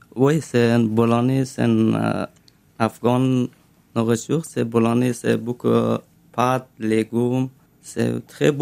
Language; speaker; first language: French; non-native, learner; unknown